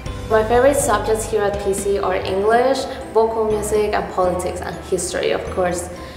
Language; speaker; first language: English; non-native, fluent; Spanish